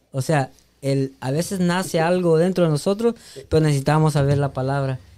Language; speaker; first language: Spanish; native; Spanish